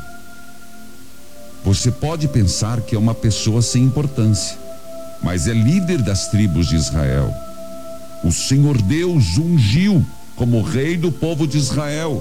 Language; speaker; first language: Portuguese; native; Portuguese